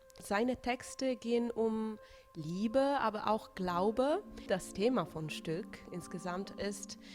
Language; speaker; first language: German; non-native, fluent; Italian